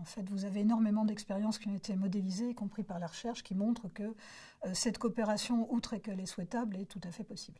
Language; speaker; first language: French; native; French